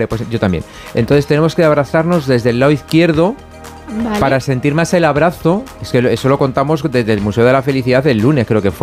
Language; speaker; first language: Spanish; native; Spanish